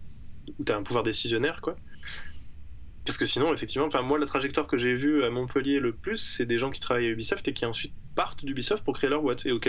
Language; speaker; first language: French; native; French